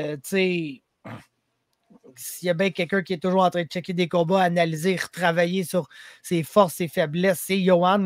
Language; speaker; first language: French; native; French